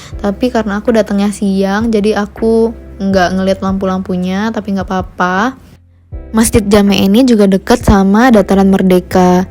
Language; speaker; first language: Indonesian; native; Indonesian